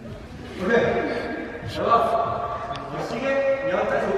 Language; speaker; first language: Chinese; native; Chinese